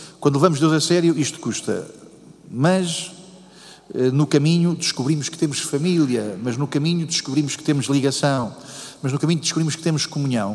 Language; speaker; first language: Portuguese; native; Portuguese